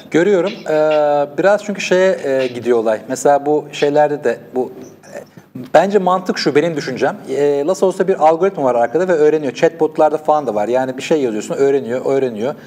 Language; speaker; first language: Turkish; native; Turkish